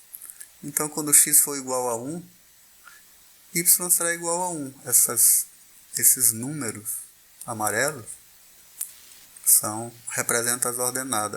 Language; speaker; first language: Portuguese; native; Portuguese